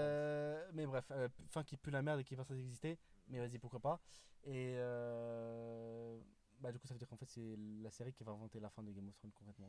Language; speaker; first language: French; native; French